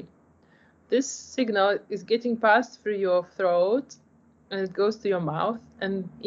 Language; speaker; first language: English; non-native, fluent; Polish